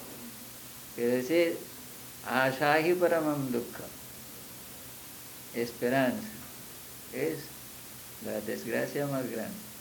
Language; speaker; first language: Spanish; non-native, fluent; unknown